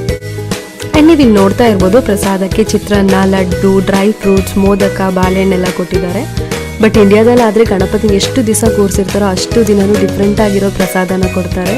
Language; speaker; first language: Kannada; native; Kannada